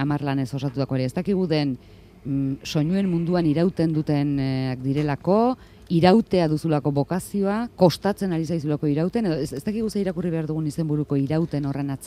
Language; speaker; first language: Basque; native; Basque